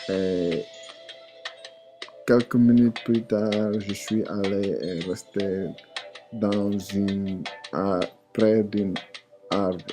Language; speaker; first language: French; non-native, learner; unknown